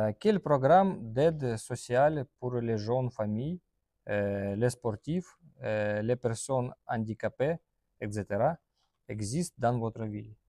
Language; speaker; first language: French; non-native, learner; Russian